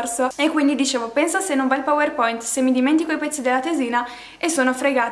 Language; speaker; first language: Italian; native; Italian